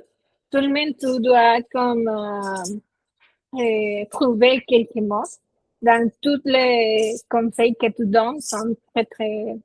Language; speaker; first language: French; non-native, fluent; Spanish